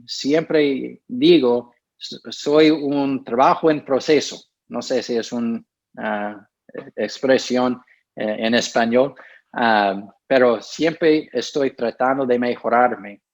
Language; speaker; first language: Spanish; non-native, fluent; English